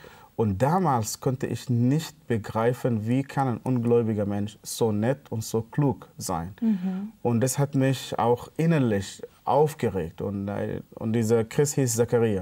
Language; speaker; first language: German; non-native, fluent; Arabic